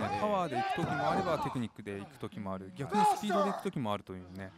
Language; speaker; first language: Japanese; native; Japanese